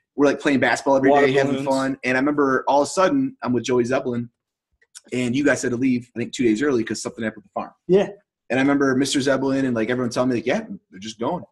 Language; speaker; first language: English; native; English